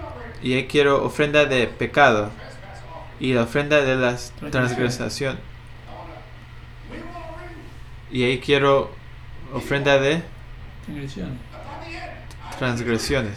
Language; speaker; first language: Spanish; non-native, fluent; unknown